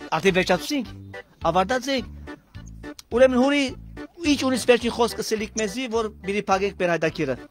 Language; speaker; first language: Armenian; early bilingual, heritage; Armenian